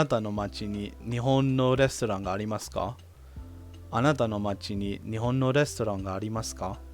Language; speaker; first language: Japanese; non-native, learner; English